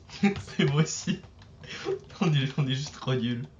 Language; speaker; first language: French; native; French